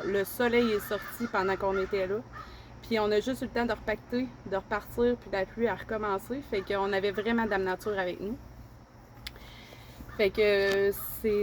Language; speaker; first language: French; native; French